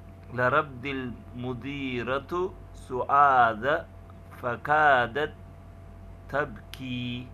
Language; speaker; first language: Arabic; non-native, learner; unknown